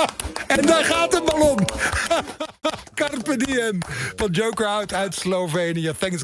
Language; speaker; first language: Dutch; native; Dutch